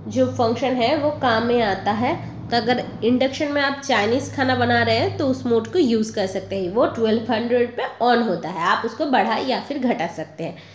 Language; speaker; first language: Hindi; non-native, local second language; Bangla